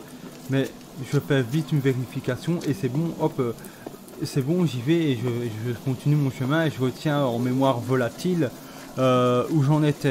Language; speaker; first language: French; native; French